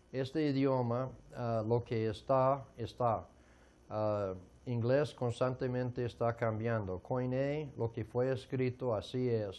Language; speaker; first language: Spanish; non-native, fluent; English